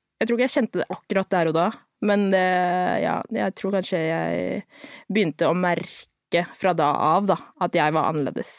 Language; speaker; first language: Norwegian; early bilingual, other home language; Filipino